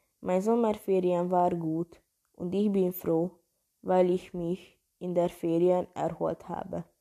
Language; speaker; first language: German; non-native, learner; Hungarian